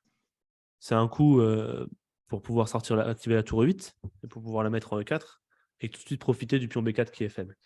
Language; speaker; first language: French; native; French